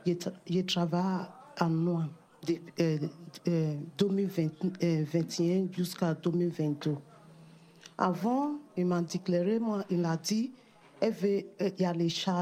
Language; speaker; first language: French; non-native, learner; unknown